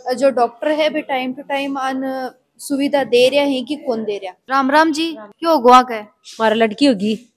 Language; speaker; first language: Hindi; native; Hindi